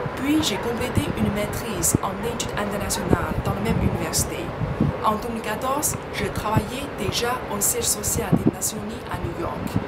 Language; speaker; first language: French; non-native, fluent; Chinese